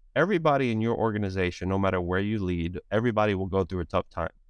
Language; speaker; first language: English; native; English